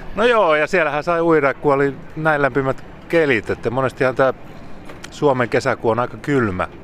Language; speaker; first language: Finnish; native; Finnish